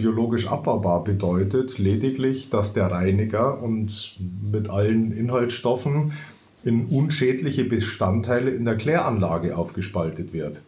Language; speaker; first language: German; native; German